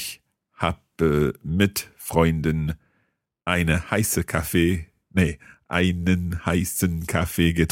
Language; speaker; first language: German; non-native, learner; English